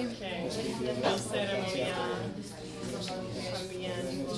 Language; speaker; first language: Spanish; non-native, fluent; English